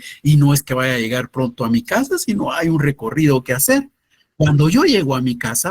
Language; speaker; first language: Spanish; native; Spanish